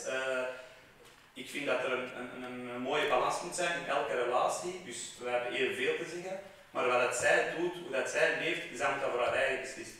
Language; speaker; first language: Dutch; non-native, fluent; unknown